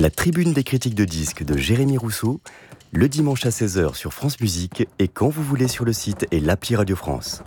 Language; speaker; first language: French; native; French